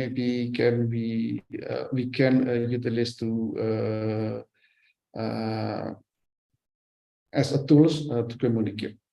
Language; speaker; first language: English; non-native, fluent; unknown